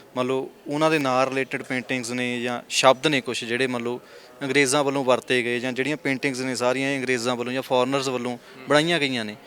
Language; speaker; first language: Punjabi; native; Punjabi